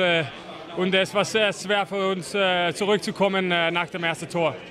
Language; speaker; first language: German; non-native, learner; Danish